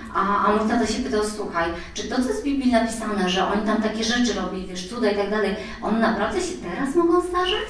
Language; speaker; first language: Polish; native; Polish